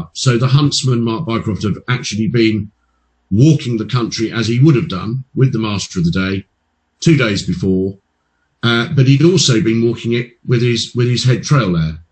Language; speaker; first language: English; native; English